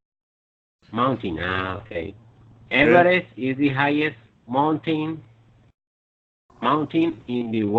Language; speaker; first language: English; non-native, learner; Spanish